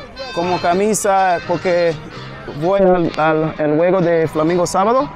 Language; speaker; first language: Spanish; non-native, learner; English